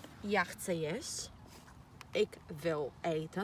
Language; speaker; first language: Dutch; non-native, fluent; Polish